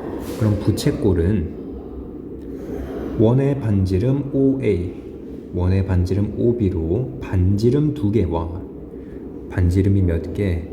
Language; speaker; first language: Korean; native; Korean